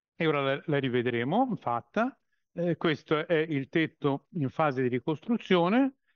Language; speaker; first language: Italian; native; Italian